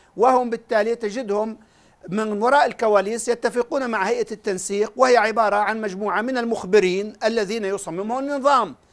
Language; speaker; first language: Arabic; native; Arabic